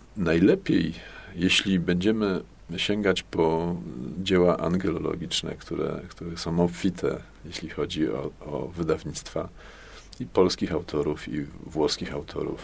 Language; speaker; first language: Polish; native; Polish